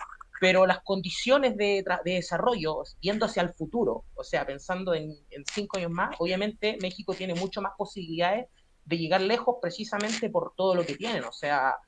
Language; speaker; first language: Spanish; native; Spanish